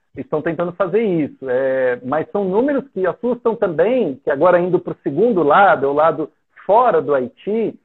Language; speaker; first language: Portuguese; native; Portuguese